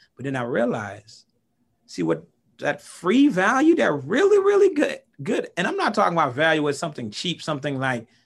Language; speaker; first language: English; early bilingual, other home language; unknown